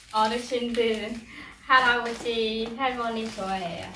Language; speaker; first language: Korean; non-native, fluent; Khmer